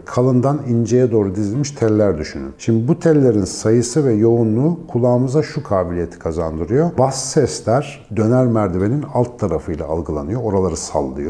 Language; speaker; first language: Turkish; native; Turkish